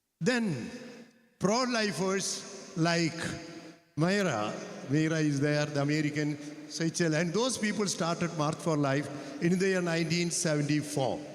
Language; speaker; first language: English; non-native, local second language; Malayalam